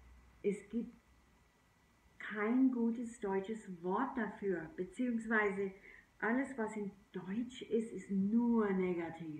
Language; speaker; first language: German; non-native, fluent; English